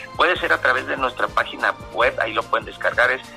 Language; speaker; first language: Spanish; native; Spanish